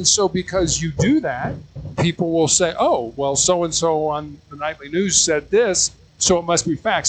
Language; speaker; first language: English; native; English